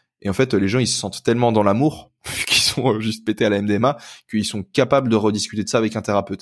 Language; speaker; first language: French; native; French